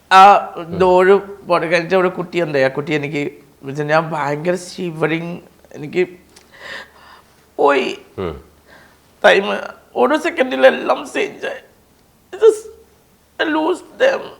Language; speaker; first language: Malayalam; non-native, fluent; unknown